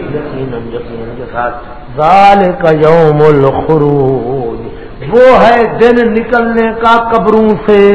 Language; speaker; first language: Urdu; non-native, local second language; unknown